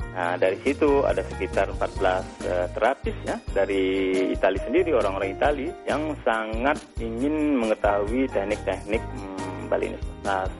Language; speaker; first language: Indonesian; non-native, local second language; Balinese